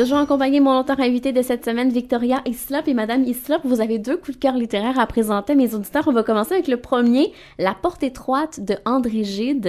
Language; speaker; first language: French; native; French